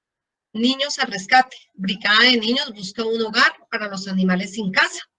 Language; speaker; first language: Spanish; native; Spanish